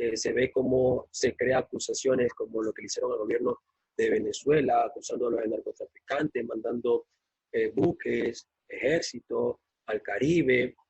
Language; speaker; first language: Spanish; native; Spanish